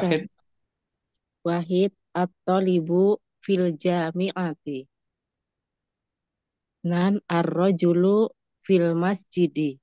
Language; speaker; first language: Arabic; non-native, learner; Indonesian